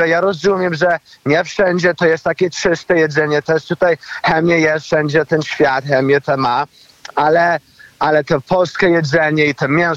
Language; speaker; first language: Polish; early bilingual, heritage; Polish